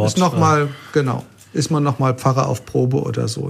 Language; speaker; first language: German; native; German